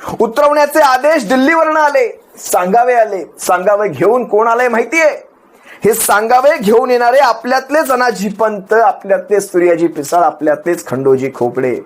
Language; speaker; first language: Marathi; native; Marathi